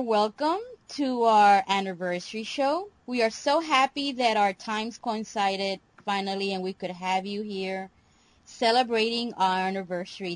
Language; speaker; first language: English; non-native, local second language; Spanish